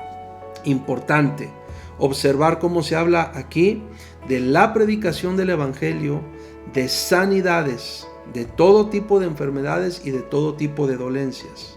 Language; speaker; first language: Spanish; native; Spanish